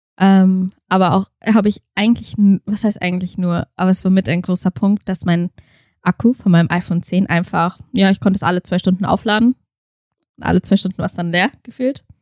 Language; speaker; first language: German; early bilingual, other home language; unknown